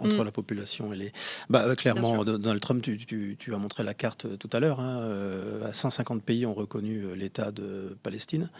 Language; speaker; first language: French; native; French